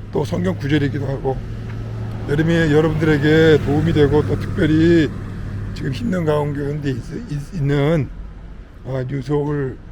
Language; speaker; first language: Korean; native; Korean